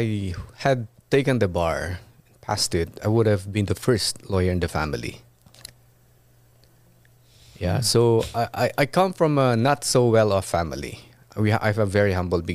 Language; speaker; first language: English; non-native, local second language; Iloko